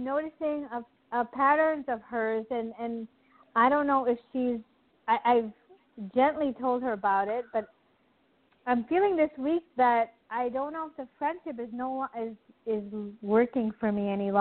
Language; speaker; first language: English; native; English